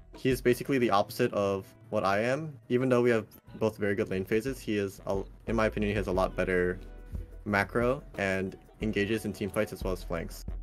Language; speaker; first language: English; native; English